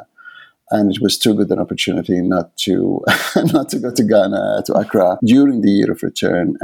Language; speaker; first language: English; non-native, fluent; Arabic